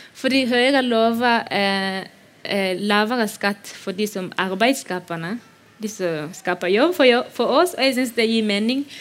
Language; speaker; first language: Norwegian; non-native, fluent; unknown